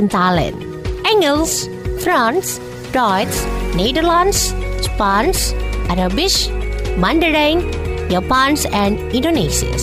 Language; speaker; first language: Dutch; non-native, fluent; Indonesian